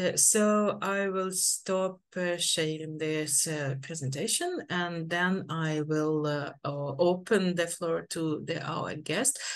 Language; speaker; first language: English; non-native, fluent; Ukrainian